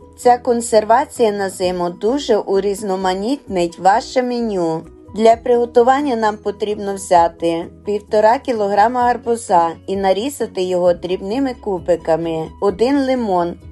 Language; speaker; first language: Ukrainian; native; Ukrainian